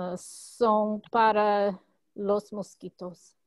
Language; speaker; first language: Spanish; non-native, learner; English